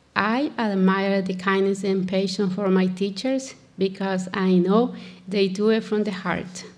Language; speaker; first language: English; non-native, learner; Spanish